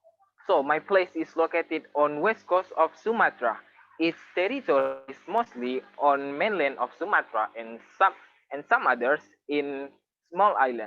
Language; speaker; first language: English; non-native, local second language; Indonesian